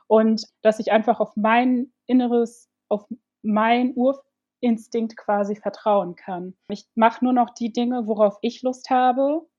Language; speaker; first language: German; early bilingual, other home language; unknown